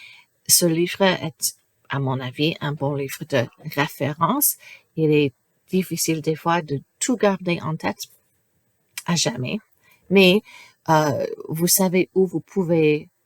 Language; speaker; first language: French; non-native, fluent; English